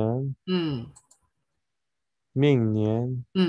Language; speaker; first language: Chinese; non-native, learner; Korean